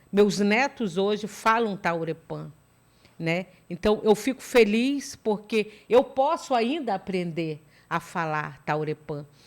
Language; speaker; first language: Portuguese; native; Portuguese